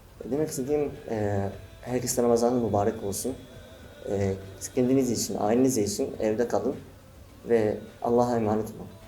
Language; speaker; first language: Turkish; non-native, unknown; Arabic